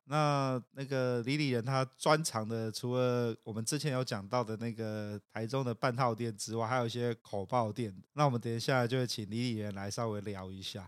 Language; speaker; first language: Chinese; native; Chinese